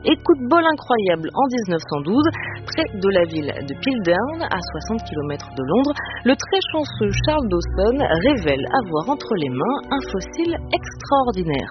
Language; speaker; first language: French; native; French